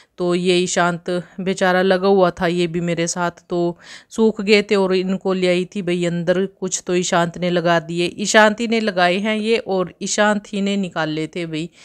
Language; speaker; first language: Hindi; native; Hindi